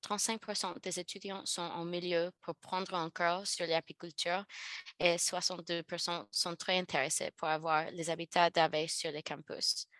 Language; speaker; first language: French; non-native, learner; English